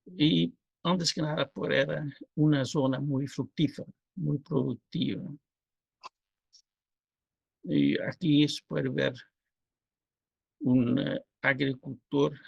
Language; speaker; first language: Spanish; non-native, fluent; Dutch